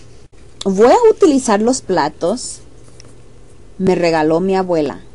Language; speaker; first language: Spanish; non-native, fluent; English